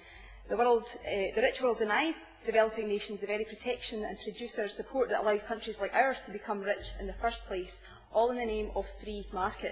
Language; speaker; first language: English; native; English